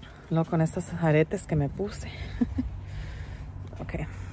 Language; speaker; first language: Spanish; early bilingual, heritage; Spanish